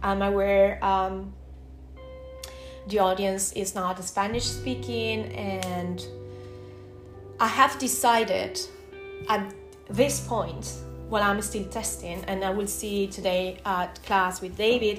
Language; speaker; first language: English; non-native, fluent; Spanish